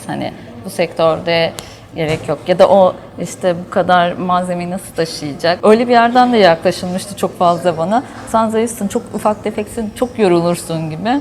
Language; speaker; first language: Turkish; early bilingual, heritage; Turkish